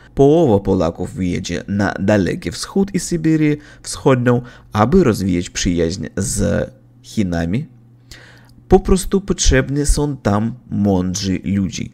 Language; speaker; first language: Polish; non-native, learner; Russian